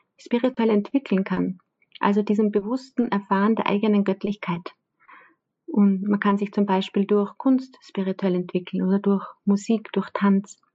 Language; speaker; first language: German; native; German